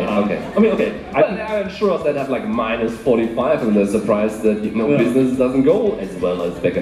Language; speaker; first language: English; non-native, fluent; German